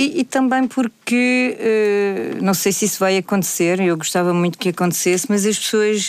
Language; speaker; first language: Portuguese; native; Portuguese